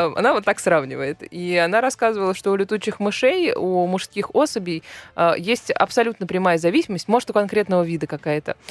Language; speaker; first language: Russian; native; Russian